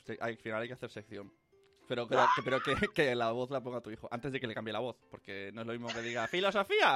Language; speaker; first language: Spanish; native; Spanish